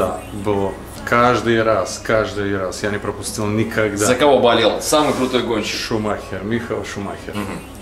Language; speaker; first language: Russian; non-native, learner; Bulgarian